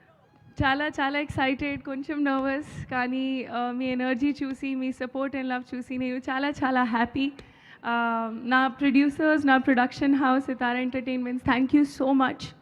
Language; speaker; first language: Telugu; non-native, learner; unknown